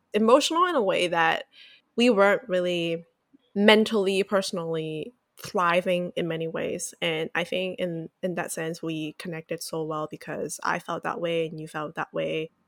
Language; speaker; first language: English; non-native, local second language; Cantonese